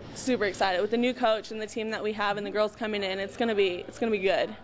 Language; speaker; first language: English; native; English